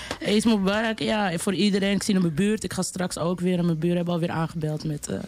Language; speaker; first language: Dutch; early bilingual, other home language; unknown